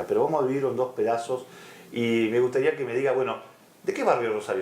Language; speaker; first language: Spanish; native; Spanish